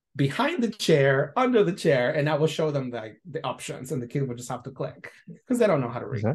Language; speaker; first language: English; non-native, fluent; Spanish